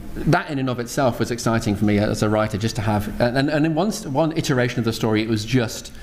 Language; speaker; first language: English; native; English